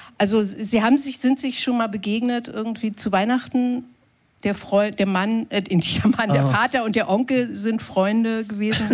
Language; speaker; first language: German; native; German